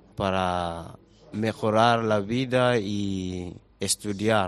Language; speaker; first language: Spanish; non-native, learner; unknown